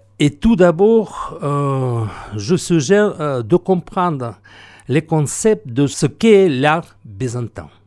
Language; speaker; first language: French; non-native, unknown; Russian